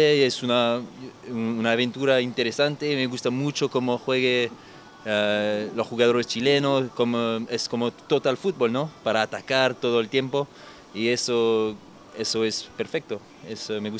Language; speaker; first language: Spanish; non-native, learner; French